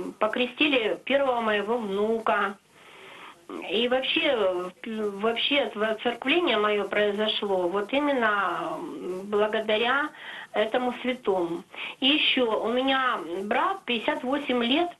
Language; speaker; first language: Russian; native; Russian